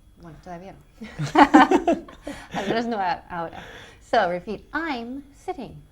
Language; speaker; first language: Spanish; non-native, fluent; English